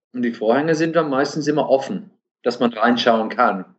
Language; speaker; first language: German; non-native, fluent; English